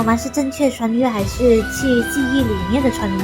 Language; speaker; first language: Chinese; native; Chinese